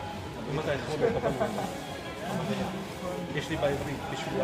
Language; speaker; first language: Hebrew; non-native, learner; Russian